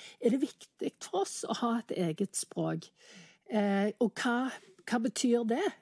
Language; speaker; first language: Norwegian; native; Norwegian